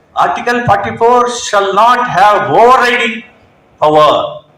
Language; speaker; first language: English; non-native, local second language; Kannada